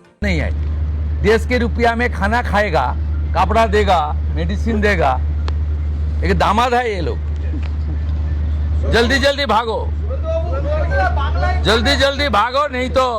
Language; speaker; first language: Hindi; non-native, local second language; Bangla